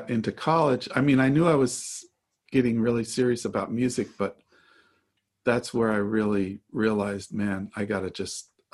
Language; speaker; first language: English; native; English